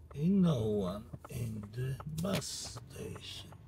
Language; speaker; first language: English; non-native, learner; Polish